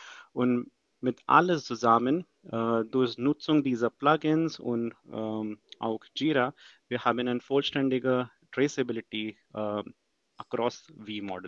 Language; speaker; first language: German; non-native, fluent; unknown